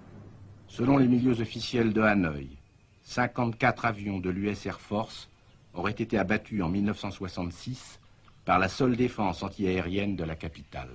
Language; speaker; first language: French; native; French